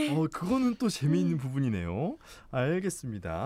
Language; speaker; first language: Korean; native; Korean